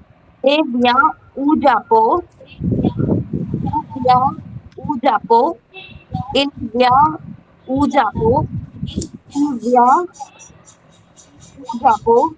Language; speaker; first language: French; non-native, learner; Hindi